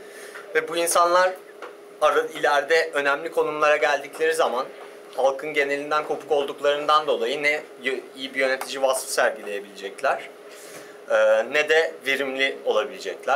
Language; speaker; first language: Turkish; native; Turkish